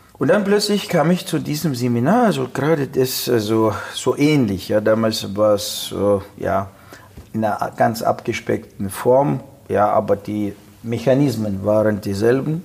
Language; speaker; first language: German; non-native, fluent; Russian